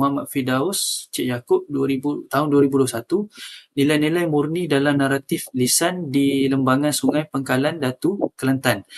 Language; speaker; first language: Malay; native; Malay